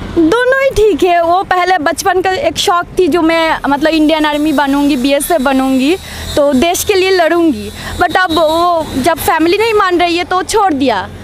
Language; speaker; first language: Hindi; non-native, local second language; Bangla